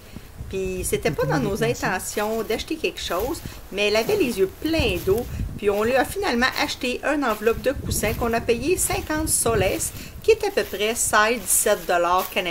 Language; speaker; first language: French; native; French